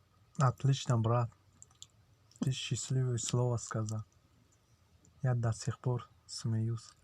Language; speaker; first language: Russian; non-native, learner; Tajik